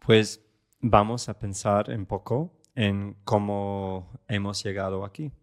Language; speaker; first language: Spanish; non-native, fluent; English